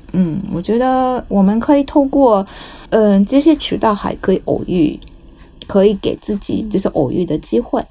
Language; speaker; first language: Chinese; non-native, fluent; Japanese